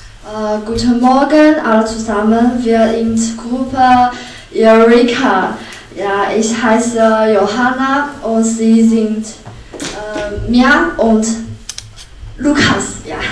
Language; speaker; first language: German; non-native, learner; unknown